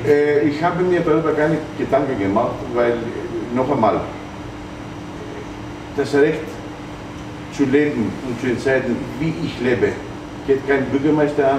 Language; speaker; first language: German; non-native, fluent; Greek